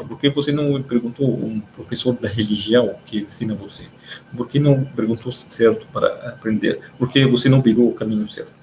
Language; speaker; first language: Portuguese; non-native, learner; Arabic